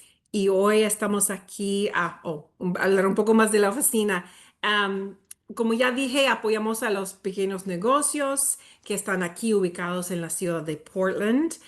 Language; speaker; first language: Spanish; early bilingual, heritage; Spanish